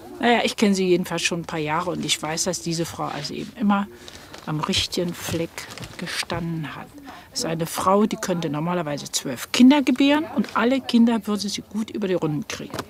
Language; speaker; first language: German; native; German